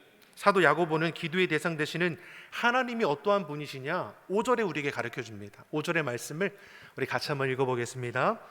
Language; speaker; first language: Korean; native; Korean